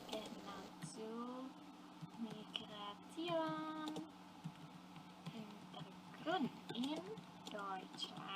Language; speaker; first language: German; non-native, fluent; Indonesian